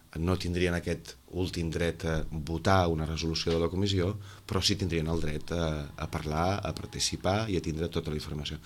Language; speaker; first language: Catalan; native; Catalan